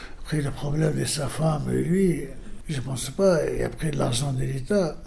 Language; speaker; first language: French; non-native, learner; Arabic